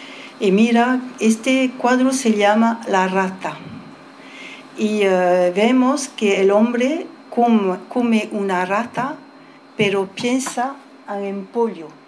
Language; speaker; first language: Spanish; early bilingual, heritage; French